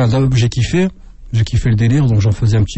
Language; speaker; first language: French; native; French